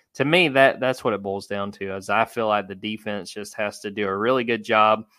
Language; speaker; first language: English; native; English